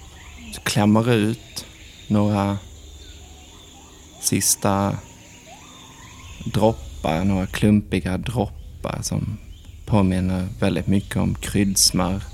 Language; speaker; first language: Swedish; native; Swedish